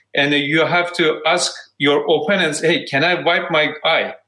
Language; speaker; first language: English; non-native, fluent; Turkish